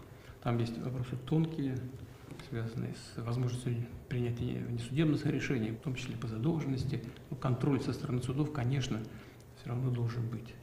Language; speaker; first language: Russian; native; Russian